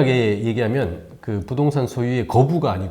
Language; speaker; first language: Korean; native; Korean